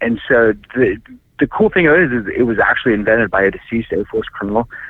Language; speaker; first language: English; native; English